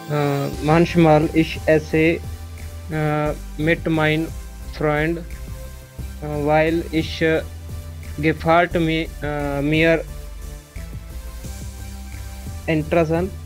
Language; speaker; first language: German; non-native, learner; Punjabi